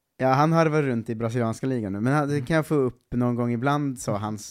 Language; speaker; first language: Swedish; native; Swedish